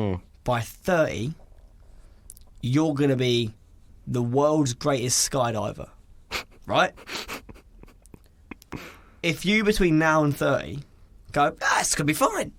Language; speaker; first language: English; native; English